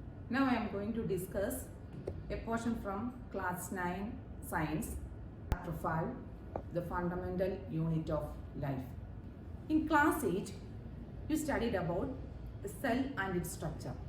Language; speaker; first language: English; non-native, local second language; Malayalam